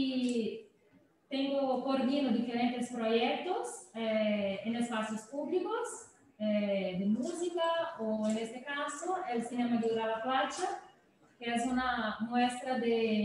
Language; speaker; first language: Spanish; non-native, fluent; Portuguese